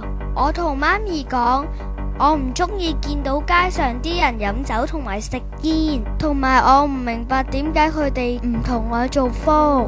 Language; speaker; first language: Cantonese; early bilingual, other home language; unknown